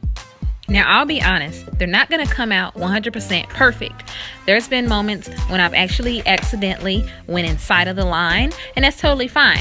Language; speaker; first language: English; native; English